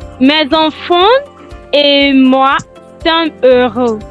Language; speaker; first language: French; non-native, fluent; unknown